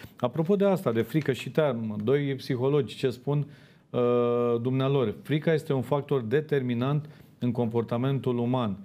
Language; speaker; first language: Romanian; native; Romanian